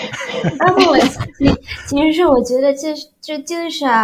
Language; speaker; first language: Chinese; non-native, learner; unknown